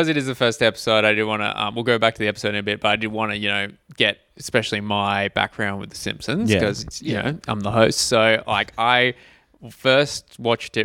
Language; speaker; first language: English; native; English